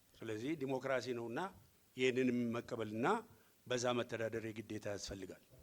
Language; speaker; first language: Amharic; non-native, local second language; Oromo